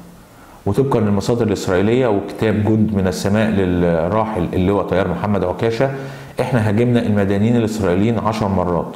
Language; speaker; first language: Arabic; native; Arabic